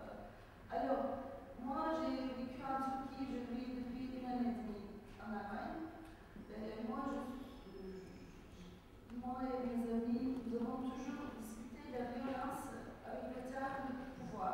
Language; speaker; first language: French; non-native, fluent; Turkish